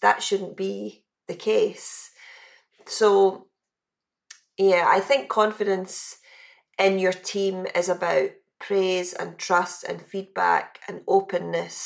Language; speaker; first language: English; native; English